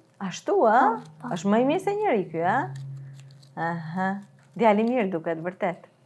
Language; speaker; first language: Albanian; native; Albanian